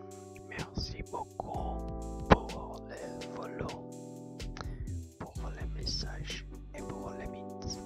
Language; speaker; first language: French; non-native, learner; Italian